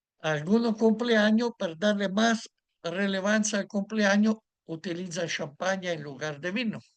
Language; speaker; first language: Spanish; non-native, fluent; Italian